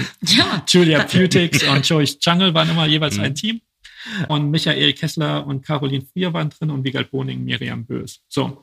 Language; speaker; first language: German; native; German